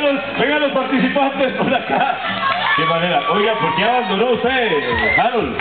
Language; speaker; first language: Spanish; native; Spanish